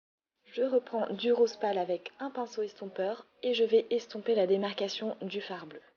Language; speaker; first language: French; native; French